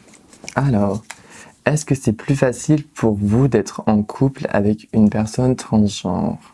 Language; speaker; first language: French; native; French